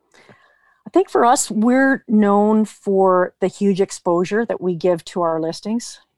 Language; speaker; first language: English; native; English